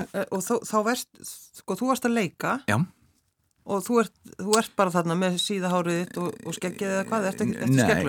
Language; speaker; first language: Icelandic; native; Icelandic